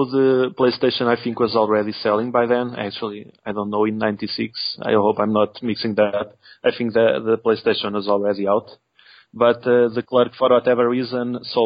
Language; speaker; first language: English; non-native, fluent; Portuguese